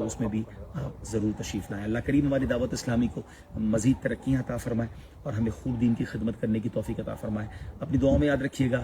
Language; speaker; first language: Urdu; native; Urdu